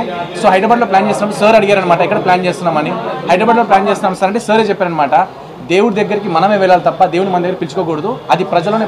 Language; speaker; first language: Telugu; native; Telugu